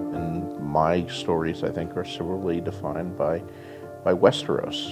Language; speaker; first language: English; native; English